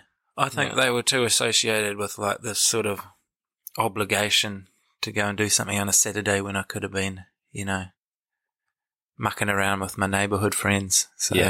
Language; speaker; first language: English; native; English